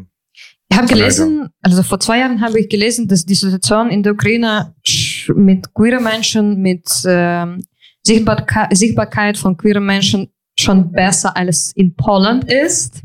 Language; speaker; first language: German; non-native, fluent; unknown